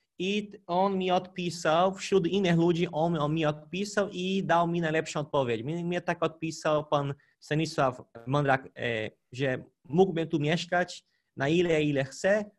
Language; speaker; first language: Polish; non-native, fluent; Portuguese